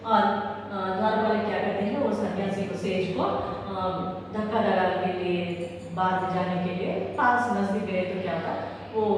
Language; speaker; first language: Hindi; non-native, local second language; Telugu